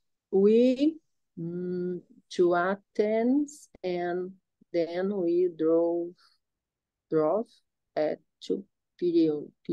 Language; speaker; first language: English; non-native, learner; Portuguese